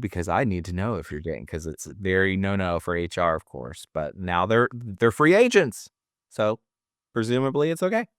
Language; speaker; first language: English; native; English